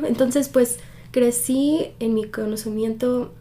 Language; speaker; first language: Spanish; early bilingual, heritage; Spanish